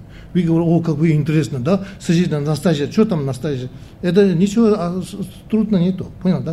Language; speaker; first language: Russian; non-native, learner; Tibetan